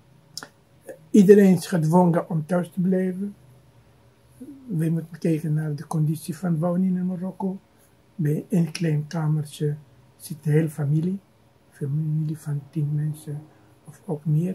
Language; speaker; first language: Dutch; non-native, fluent; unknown